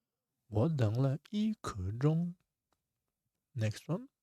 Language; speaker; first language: Chinese; non-native, fluent; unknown